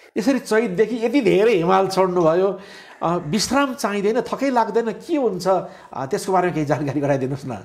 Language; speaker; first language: Nepali; native; Nepali